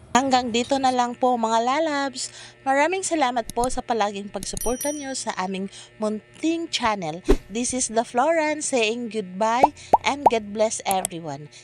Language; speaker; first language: Filipino; non-native, local second language; Cebuano